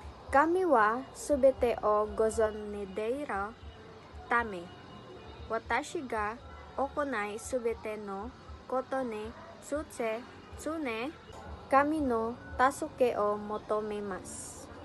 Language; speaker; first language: Japanese; non-native, learner; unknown